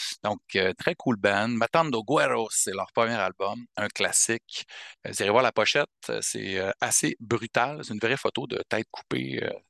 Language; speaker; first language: French; native; French